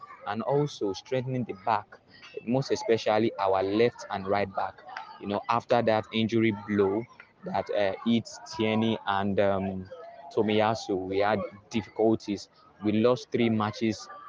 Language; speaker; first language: English; non-native, local second language; Yoruba